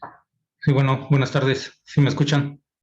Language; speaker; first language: Spanish; native; Spanish